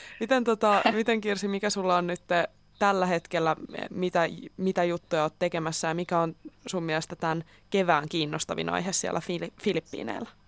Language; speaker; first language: Finnish; native; Finnish